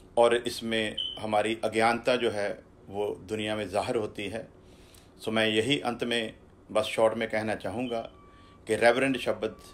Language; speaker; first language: Hindi; non-native, local second language; Punjabi